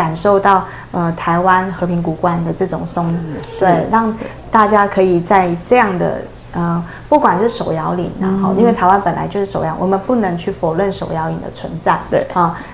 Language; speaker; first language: Chinese; native; Chinese